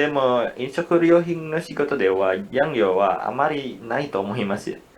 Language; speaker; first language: Japanese; non-native, learner; Indonesian